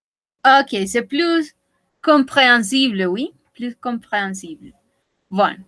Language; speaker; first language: French; non-native, learner; Spanish